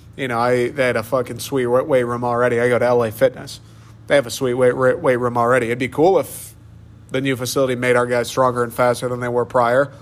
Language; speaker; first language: English; native; English